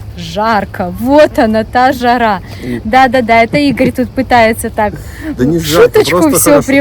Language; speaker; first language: Russian; native; Russian